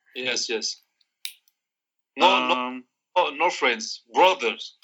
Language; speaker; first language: English; non-native, learner; Arabic